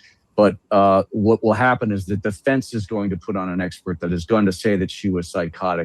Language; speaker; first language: English; native; English